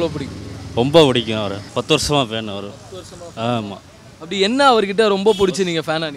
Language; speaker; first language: Tamil; native; Tamil